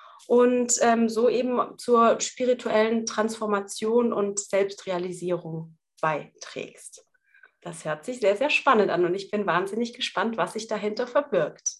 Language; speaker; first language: German; native; German